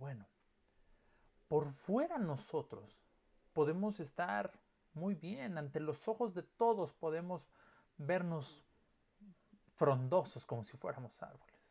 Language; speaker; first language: Spanish; native; Spanish